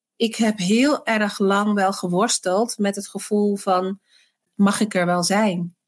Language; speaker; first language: Dutch; early bilingual, other home language; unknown